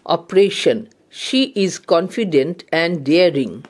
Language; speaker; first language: English; non-native, local second language; Bangla